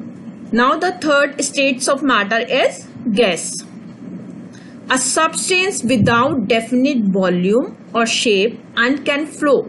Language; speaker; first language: English; non-native, local second language; Hindi